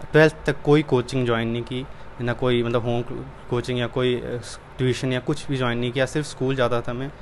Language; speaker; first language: Hindi; native; Hindi